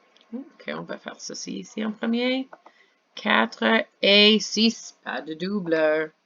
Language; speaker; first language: French; non-native, fluent; English